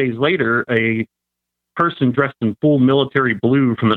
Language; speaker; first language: English; native; English